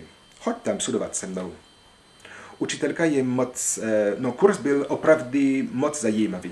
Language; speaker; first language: Czech; non-native, learner; French